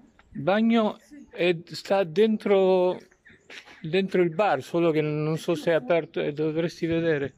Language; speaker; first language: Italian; non-native, learner; English